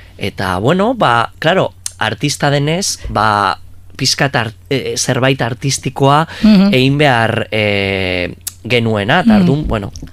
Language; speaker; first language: Basque; non-native, local second language; Spanish